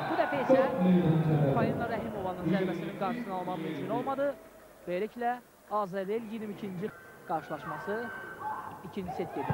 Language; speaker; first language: Azerbaijani; native; Azerbaijani